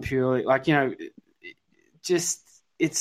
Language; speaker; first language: English; native; English